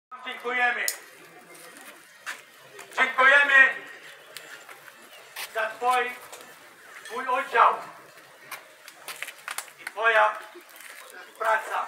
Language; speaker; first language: Polish; non-native, learner; Arabic